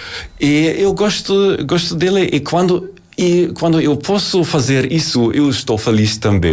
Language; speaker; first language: Portuguese; non-native, learner; German